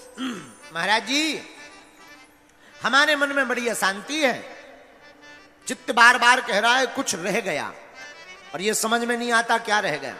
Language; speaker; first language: Hindi; native; Hindi